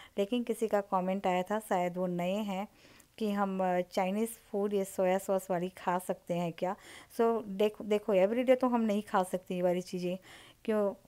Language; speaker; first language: Hindi; native; Hindi